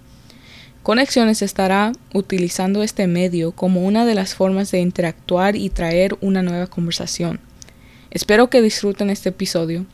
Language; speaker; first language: Spanish; early bilingual, heritage; English